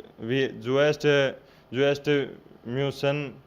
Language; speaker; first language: German; non-native, learner; Hindi